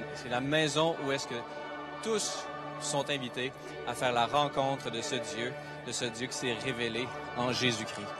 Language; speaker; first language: French; native; French